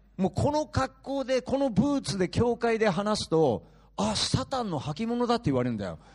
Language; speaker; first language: Japanese; early bilingual, heritage; Japanese